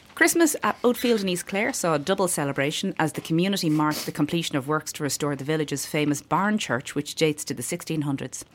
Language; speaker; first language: English; native; English